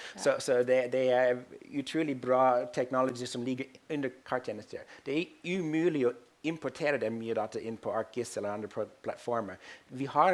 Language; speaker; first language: Norwegian; non-native, fluent; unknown